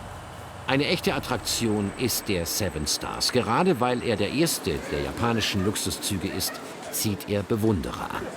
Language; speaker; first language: German; native; German